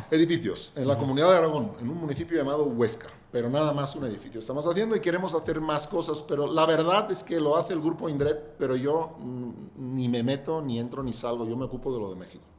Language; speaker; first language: Spanish; non-native, local second language; Catalan